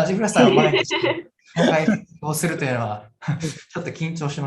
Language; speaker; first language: Japanese; native; Japanese